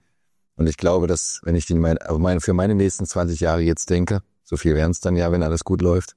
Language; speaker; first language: German; native; German